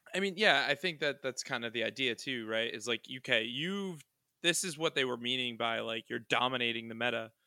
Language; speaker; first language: English; native; English